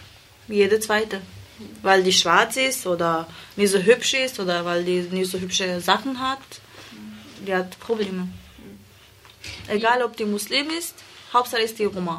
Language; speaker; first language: German; non-native, learner; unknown